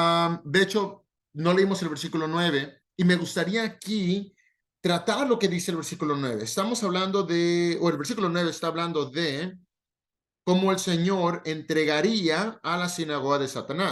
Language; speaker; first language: Spanish; native; Spanish